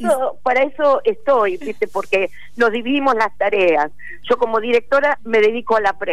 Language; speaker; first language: Spanish; native; Spanish